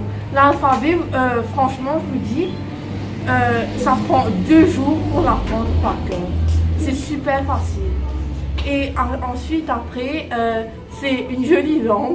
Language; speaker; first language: French; non-native, local second language; Morisyen